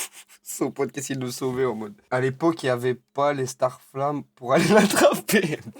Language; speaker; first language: French; native; French